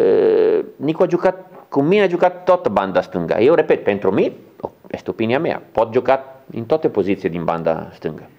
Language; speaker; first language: Romanian; non-native, learner; Italian